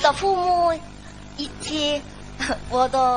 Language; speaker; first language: Chinese; non-native, learner; Korean